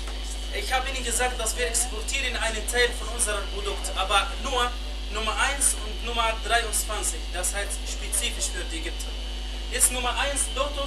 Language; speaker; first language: German; non-native, fluent; Arabic